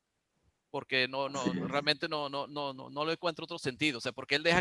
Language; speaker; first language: Spanish; native; Spanish